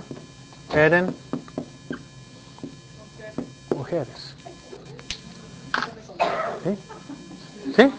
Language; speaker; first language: Spanish; non-native, fluent; English